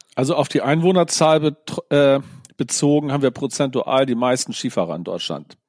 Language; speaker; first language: German; native; German